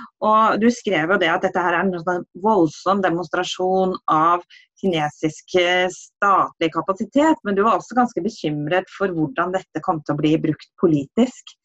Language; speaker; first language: Norwegian; native; Norwegian